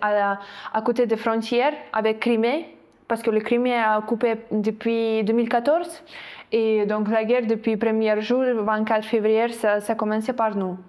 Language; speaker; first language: French; non-native, fluent; Ukrainian